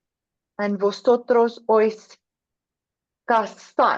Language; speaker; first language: Spanish; non-native, learner; English